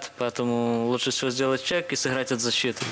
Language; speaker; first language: Russian; native; Russian